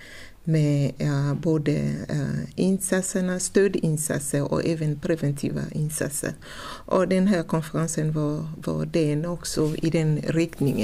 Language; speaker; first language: Swedish; non-native, fluent; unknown